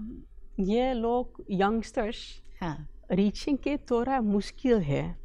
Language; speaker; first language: Hindi; early bilingual, heritage; Dutch